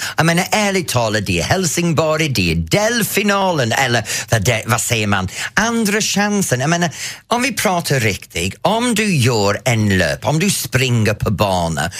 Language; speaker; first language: Swedish; non-native, fluent; English